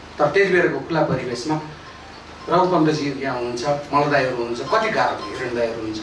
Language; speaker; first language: Nepali; native; Nepali